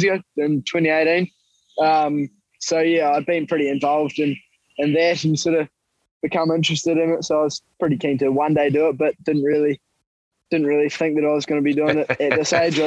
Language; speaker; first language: English; native; English